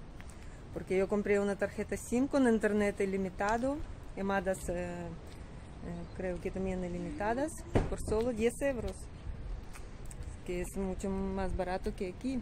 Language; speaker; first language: Spanish; non-native, learner; Russian